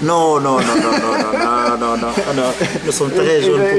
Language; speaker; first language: French; non-native, fluent; Portuguese